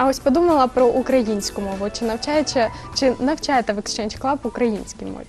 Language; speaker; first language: Ukrainian; native; Ukrainian